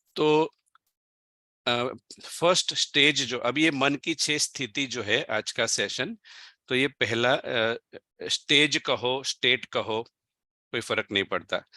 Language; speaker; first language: Hindi; non-native, local second language; Gujarati